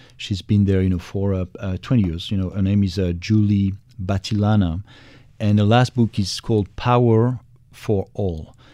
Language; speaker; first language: English; non-native, fluent; French